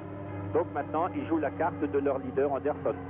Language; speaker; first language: French; native; French